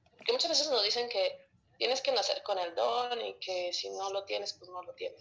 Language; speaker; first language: Spanish; early bilingual, other home language; Russian